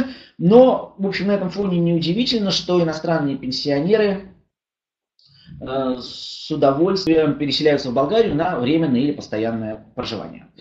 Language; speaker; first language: Russian; native; Russian